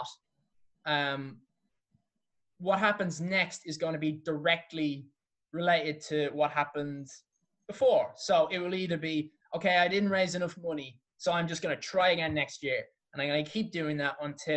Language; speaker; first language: English; native; English